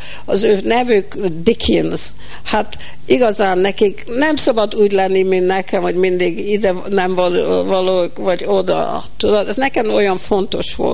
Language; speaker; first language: Hungarian; early bilingual, heritage; Hungarian